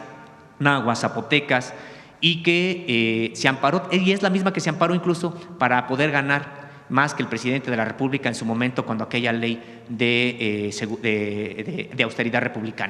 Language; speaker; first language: Spanish; native; Spanish